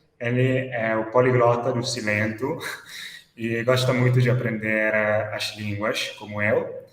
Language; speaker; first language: Portuguese; non-native, fluent; Italian